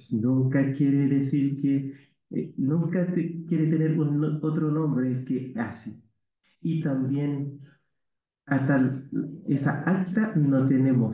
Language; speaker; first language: Spanish; non-native, learner; Haitian Creole